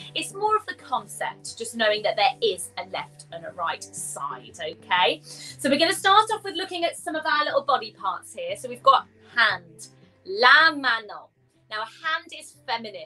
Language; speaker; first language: English; native; English